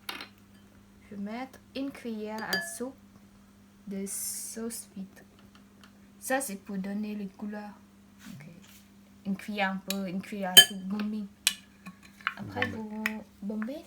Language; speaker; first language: French; non-native, learner; Khmer